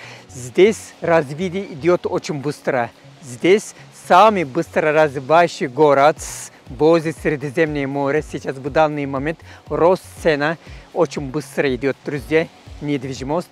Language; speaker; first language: Russian; non-native, fluent; Turkish